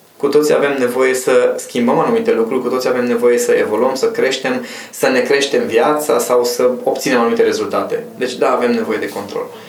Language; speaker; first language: Romanian; non-native, local second language; Hungarian